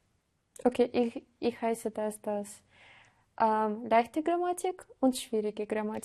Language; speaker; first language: German; non-native, learner; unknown